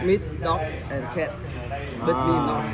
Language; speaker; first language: English; non-native, learner; Vietnamese